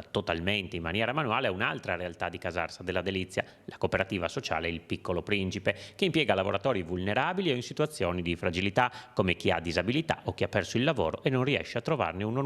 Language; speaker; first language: Italian; native; Italian